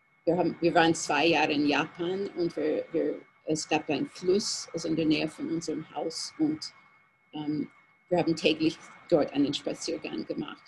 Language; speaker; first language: German; non-native, fluent; English